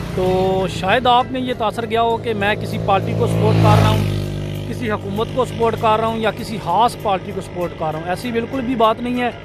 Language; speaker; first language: Hindi; non-native, local second language; Punjabi